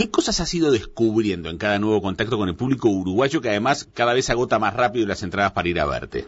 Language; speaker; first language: Spanish; native; Spanish